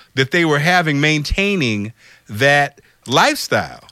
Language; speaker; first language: English; native; English